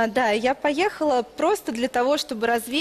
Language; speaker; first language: Russian; native; Russian